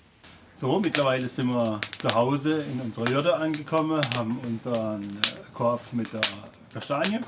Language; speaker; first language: German; native; German